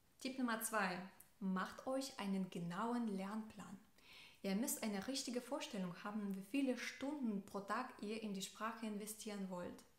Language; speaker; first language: German; non-native, fluent; Russian